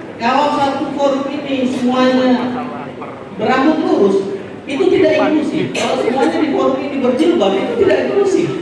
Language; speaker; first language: Indonesian; non-native, local second language; Madurese